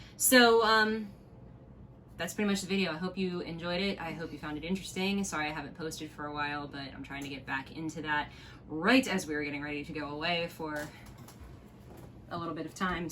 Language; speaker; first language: English; native; English